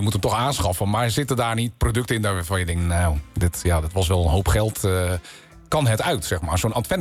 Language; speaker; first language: Dutch; native; Dutch